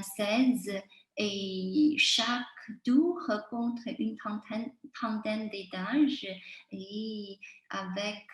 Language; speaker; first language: French; non-native, fluent; Chinese